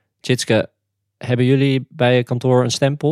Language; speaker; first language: Dutch; native; Dutch